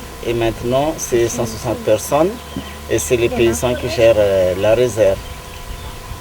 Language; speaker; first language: French; non-native, local second language; Malagasy